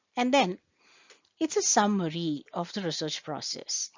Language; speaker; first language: English; non-native, local second language; Kannada